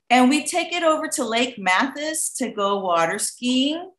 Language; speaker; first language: English; native; English